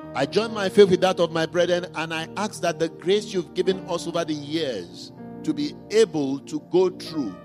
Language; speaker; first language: English; non-native, local second language; Igbo